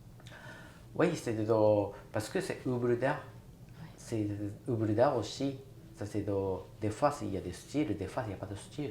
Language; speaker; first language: French; non-native, learner; Japanese